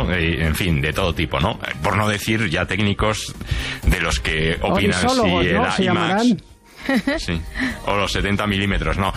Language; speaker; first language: Spanish; native; Spanish